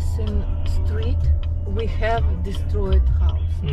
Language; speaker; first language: English; non-native, learner; Russian